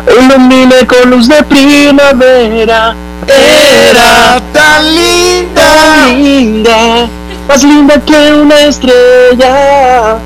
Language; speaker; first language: Spanish; native; Spanish